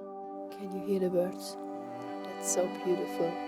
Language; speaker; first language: English; non-native, learner; German